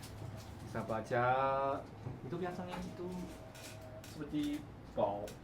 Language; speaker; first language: Indonesian; non-native, learner; Chinese